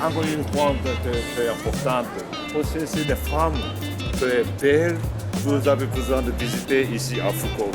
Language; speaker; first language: French; non-native, learner; Japanese